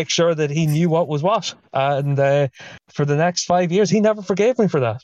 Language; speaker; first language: English; native; English